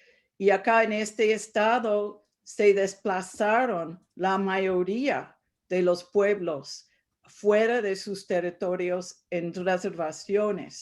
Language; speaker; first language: Spanish; non-native, fluent; English